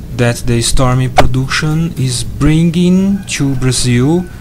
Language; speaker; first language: English; non-native, learner; Portuguese